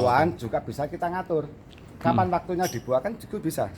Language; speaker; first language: Indonesian; non-native, local second language; Javanese